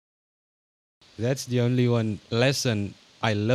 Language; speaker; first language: English; non-native, fluent; Indonesian